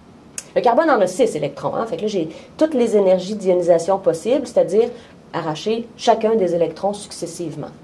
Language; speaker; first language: French; native; French